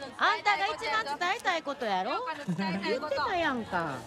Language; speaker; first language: Japanese; native; Japanese